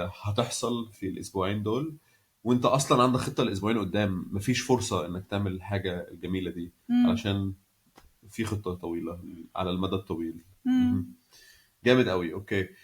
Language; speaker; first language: Arabic; native; Arabic